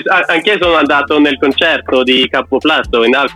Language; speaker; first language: Italian; non-native, learner; Norwegian